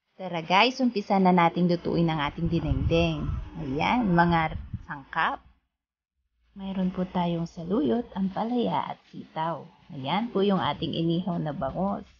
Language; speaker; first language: Filipino; non-native, local second language; Iloko